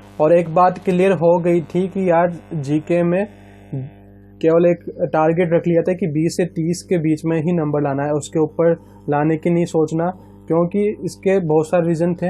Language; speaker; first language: Hindi; native; Hindi